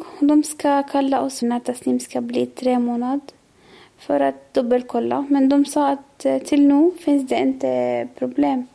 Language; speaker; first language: Swedish; non-native, learner; Arabic